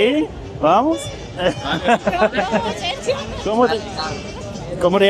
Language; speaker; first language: Spanish; non-native, learner; Polish